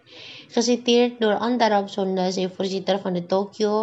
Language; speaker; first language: Dutch; non-native, fluent; Indonesian